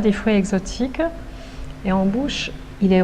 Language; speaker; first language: French; native; French